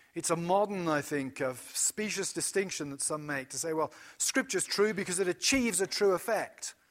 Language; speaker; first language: English; native; English